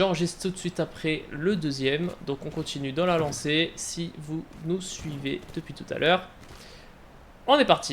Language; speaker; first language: French; native; French